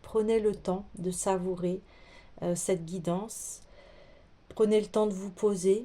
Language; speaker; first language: French; native; French